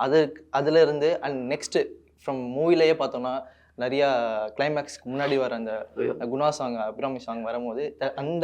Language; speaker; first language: Tamil; native; Tamil